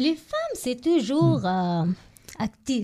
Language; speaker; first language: French; non-native, learner; Arabic